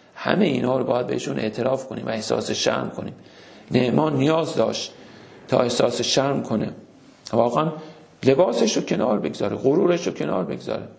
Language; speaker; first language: Persian; native; Persian